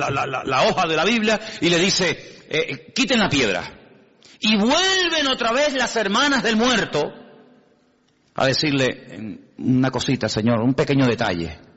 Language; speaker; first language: Spanish; native; Spanish